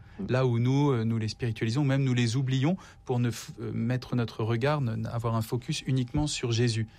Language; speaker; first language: French; native; French